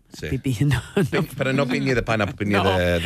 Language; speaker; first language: Spanish; non-native, learner; English